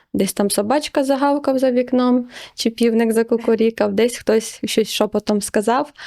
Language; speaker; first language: Ukrainian; native; Ukrainian